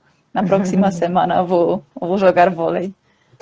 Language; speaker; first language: Portuguese; non-native, fluent; Polish